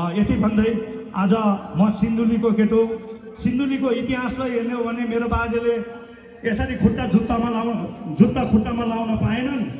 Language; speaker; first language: Nepali; non-native, local second language; Eastern Tamang